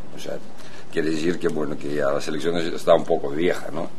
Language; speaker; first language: Spanish; non-native, fluent; Russian